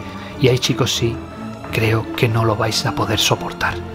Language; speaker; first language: Spanish; native; Spanish